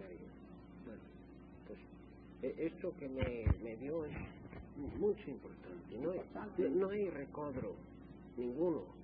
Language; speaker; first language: Spanish; non-native, fluent; English